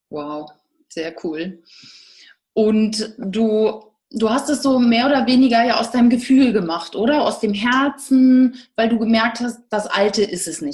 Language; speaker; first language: German; native; German